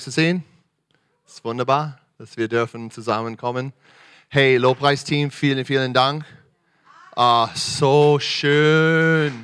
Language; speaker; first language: German; non-native, fluent; English